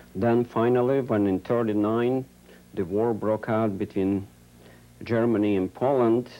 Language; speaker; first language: English; non-native, fluent; Yiddish